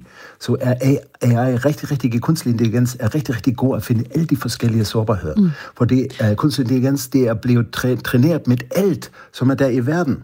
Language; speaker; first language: Danish; non-native, fluent; German